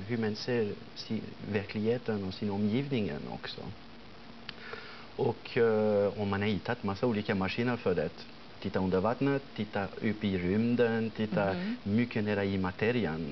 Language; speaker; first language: Swedish; non-native, fluent; French